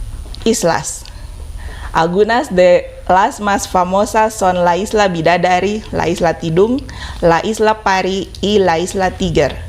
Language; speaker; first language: Spanish; non-native, fluent; Indonesian